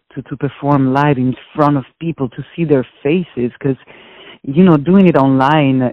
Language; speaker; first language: English; non-native, fluent; Italian